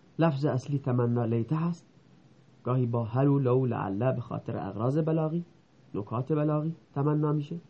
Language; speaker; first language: Persian; non-native, local second language; Baluchi